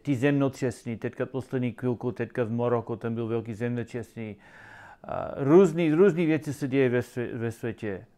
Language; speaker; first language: Czech; non-native, learner; English